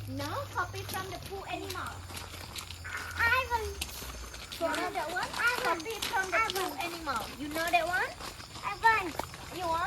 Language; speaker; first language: English; non-native, fluent; Indonesian